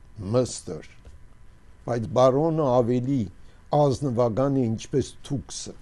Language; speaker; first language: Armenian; early bilingual, heritage; Armenian